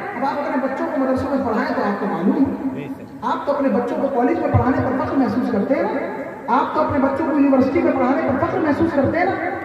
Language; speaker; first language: Hindi; native; Hindi